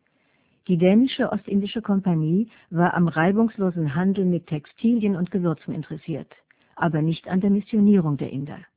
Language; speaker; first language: German; native; German